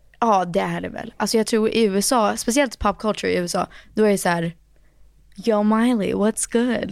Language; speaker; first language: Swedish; early bilingual, heritage; Swedish